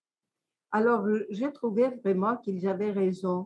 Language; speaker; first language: French; non-native, fluent; Greek